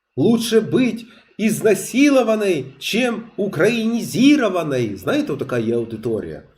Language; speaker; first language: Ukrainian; non-native, local second language; Russian